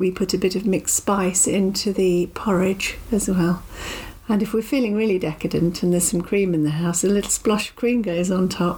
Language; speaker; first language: English; native; English